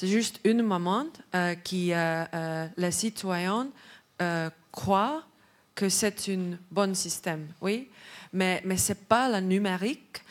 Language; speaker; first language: French; non-native, learner; Estonian